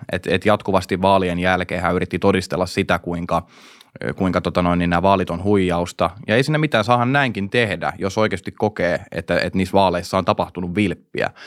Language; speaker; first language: Finnish; native; Finnish